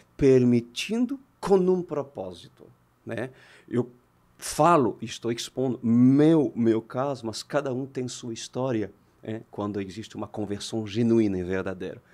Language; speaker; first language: Portuguese; non-native, fluent; French